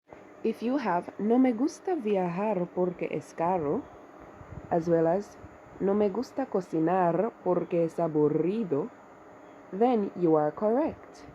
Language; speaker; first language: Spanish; non-native, fluent; English